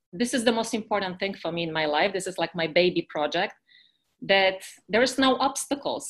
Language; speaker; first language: English; non-native, fluent; Polish